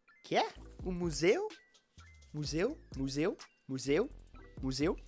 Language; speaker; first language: Portuguese; non-native, learner; English